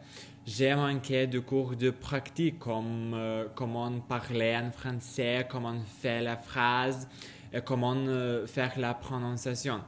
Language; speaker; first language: French; non-native, learner; Lithuanian